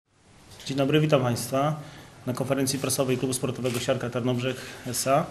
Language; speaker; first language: Polish; native; Polish